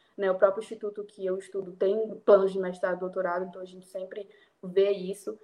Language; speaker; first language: Portuguese; native; Portuguese